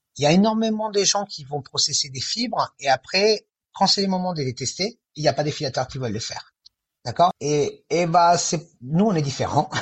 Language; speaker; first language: French; non-native, fluent; Italian